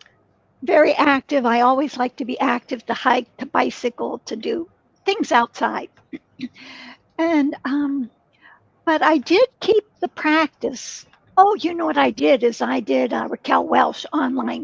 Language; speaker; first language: English; native; English